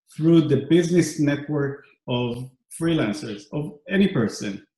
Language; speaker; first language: English; non-native, fluent; Hebrew